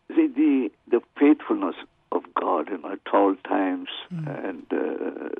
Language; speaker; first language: English; non-native, local second language; Tamil